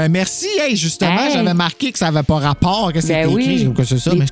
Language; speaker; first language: French; native; French